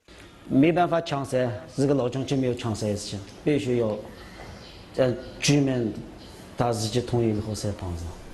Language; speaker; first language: Chinese; non-native, local second language; Uyghur